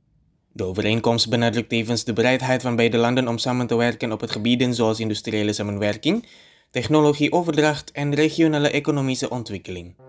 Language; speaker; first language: Dutch; non-native, fluent; Indonesian